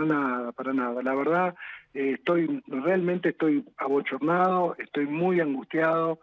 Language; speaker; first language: Spanish; native; Spanish